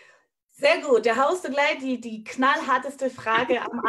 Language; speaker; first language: German; native; German